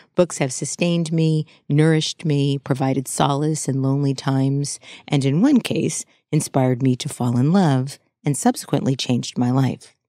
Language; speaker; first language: English; native; English